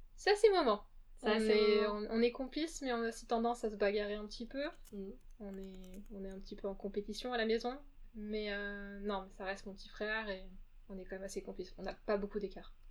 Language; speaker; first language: French; early bilingual, other home language; Portuguese